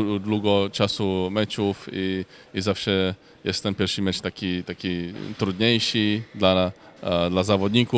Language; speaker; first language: Polish; non-native, fluent; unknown